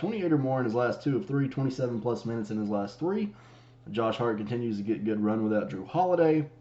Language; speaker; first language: English; native; English